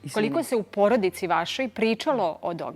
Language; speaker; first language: Serbian; native; Serbian